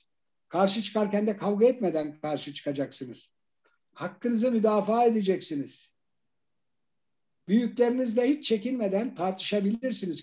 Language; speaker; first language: Turkish; native; Turkish